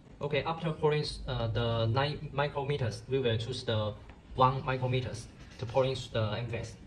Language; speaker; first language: English; non-native, learner; Chinese